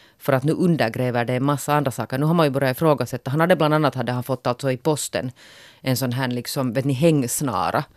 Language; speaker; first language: Swedish; native; Swedish